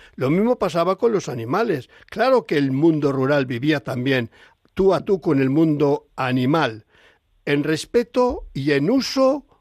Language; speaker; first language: Spanish; native; Spanish